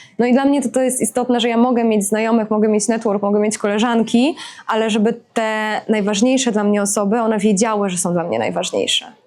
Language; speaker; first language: Polish; native; Polish